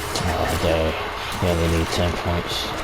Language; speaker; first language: English; native; English